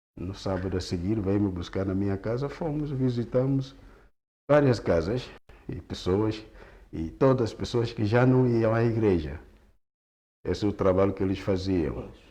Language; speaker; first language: Portuguese; non-native, local second language; Kongo